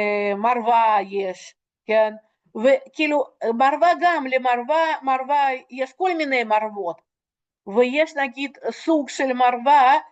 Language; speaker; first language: Hebrew; non-native, fluent; Russian